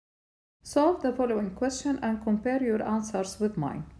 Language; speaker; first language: English; non-native, fluent; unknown